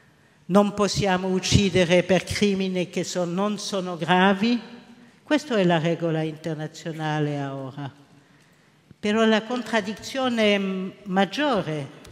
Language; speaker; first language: Italian; non-native, local second language; French